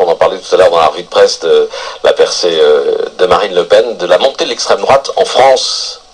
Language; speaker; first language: French; native; French